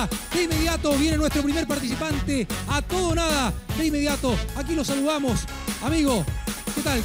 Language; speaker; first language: Spanish; native; Spanish